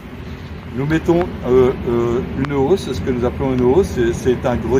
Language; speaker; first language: French; native; French